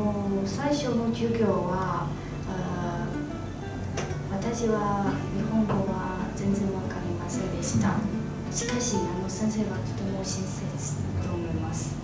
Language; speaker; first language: Japanese; non-native, learner; Chinese